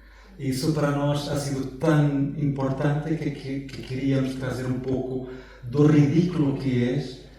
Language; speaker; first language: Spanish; non-native, fluent; Portuguese